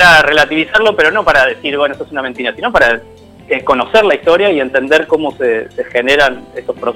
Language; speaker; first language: Spanish; native; Spanish